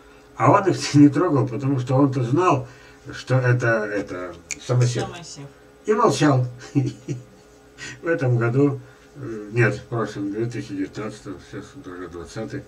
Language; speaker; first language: Russian; native; Russian